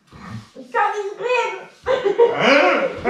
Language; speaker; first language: German; native; German